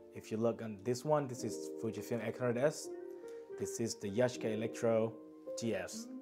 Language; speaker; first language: English; non-native, fluent; Thai